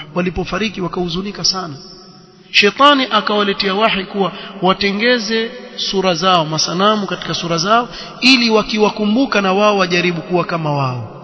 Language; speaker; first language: Swahili; native; Swahili